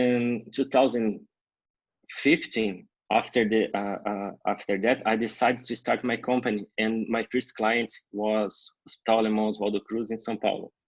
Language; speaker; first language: English; non-native, learner; Portuguese